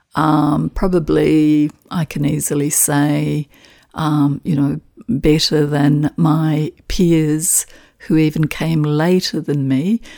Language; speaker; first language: English; non-native, fluent; Macedonian